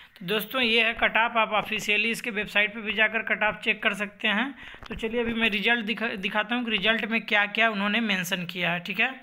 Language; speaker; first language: Hindi; native; Hindi